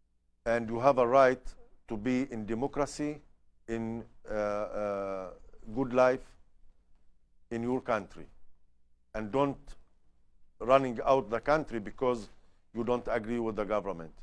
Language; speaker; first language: English; non-native, learner; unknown